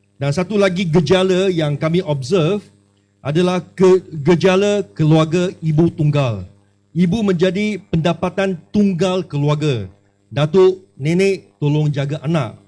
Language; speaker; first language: Malay; non-native, local second language; Chinese